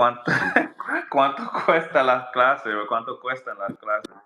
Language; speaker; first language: Spanish; non-native, learner; English